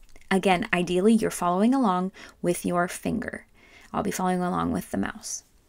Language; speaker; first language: English; native; English